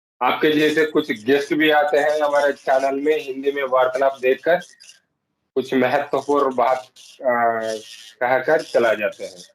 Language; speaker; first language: Hindi; non-native, local second language; Telugu